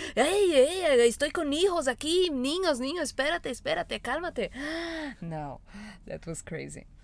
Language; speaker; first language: English; non-native, fluent; Portuguese